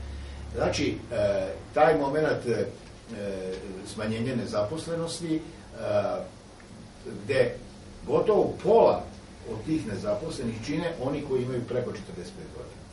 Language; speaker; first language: Serbian; native; Serbian